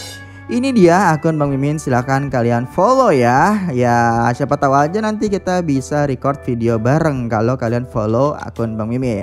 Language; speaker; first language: Indonesian; native; Indonesian